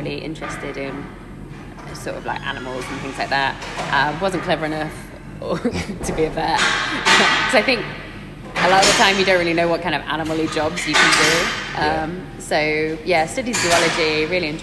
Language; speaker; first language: English; native; English